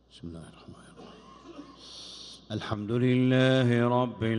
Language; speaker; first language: Arabic; native; Arabic